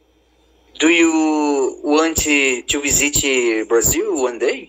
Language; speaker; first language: English; non-native, learner; Portuguese